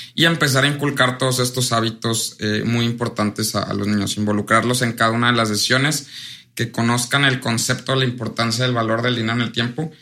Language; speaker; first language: Spanish; native; Spanish